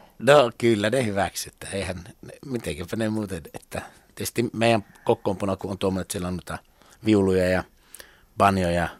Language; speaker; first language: Finnish; native; Finnish